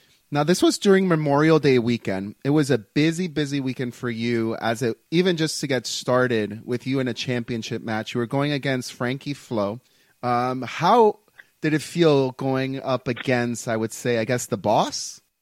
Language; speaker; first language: English; native; English